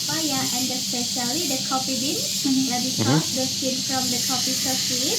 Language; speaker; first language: English; non-native, local second language; Indonesian